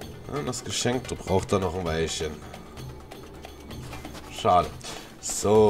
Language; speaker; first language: German; native; German